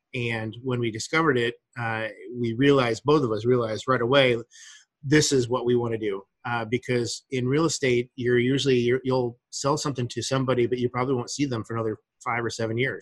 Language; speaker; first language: English; native; English